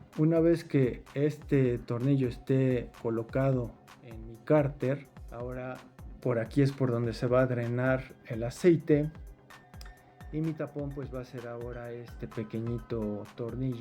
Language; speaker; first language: Spanish; native; Spanish